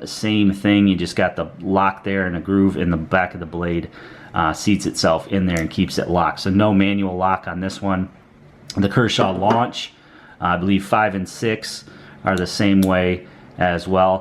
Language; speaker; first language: English; native; English